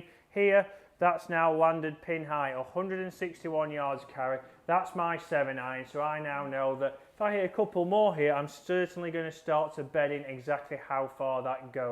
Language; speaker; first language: English; native; English